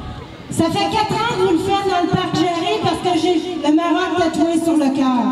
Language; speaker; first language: French; native; French